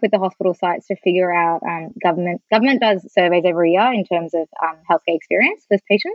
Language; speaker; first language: English; non-native, local second language; Sinhala